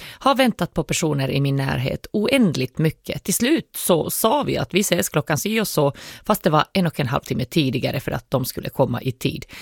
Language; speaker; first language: Swedish; native; Swedish